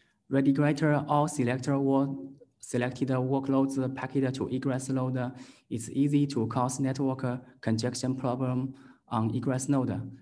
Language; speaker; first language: English; non-native, learner; Chinese